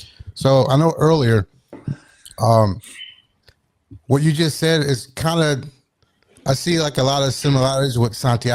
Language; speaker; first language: English; native; English